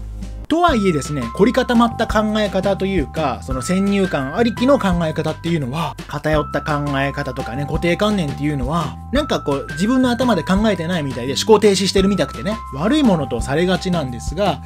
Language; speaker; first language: Japanese; native; Japanese